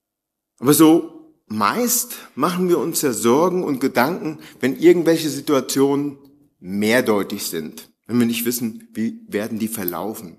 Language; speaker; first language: German; native; German